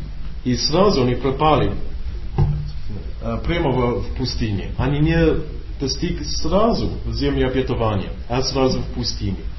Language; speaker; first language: Russian; non-native, learner; English